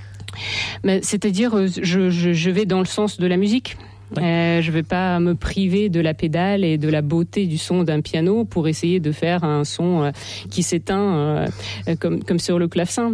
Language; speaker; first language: French; non-native, fluent; Ukrainian